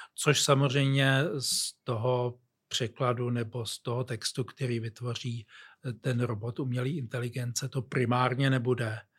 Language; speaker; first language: Czech; native; Czech